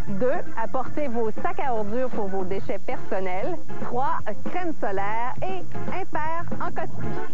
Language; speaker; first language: French; native; French